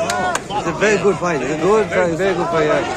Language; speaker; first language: Spanish; non-native, learner; German